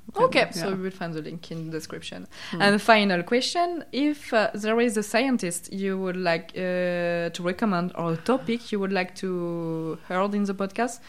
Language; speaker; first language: English; non-native, learner; French